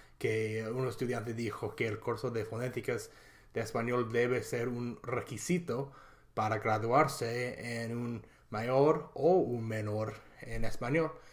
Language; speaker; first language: Spanish; non-native, fluent; English